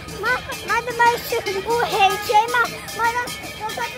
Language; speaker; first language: Dutch; non-native, learner; Filipino